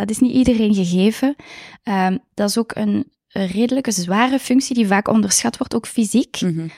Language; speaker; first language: Dutch; native; Dutch